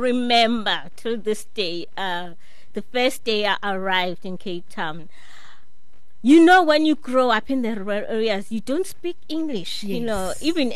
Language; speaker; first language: English; non-native, fluent; Xhosa